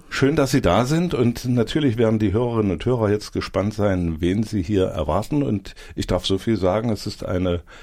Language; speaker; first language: German; native; German